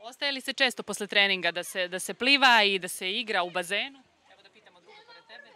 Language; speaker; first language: Serbian; native; Serbian